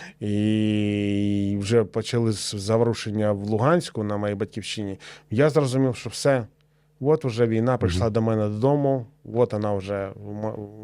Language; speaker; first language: Ukrainian; non-native, local second language; Russian